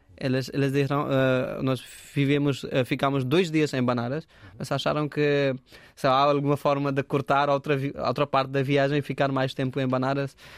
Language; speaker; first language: Portuguese; non-native, fluent; Hindi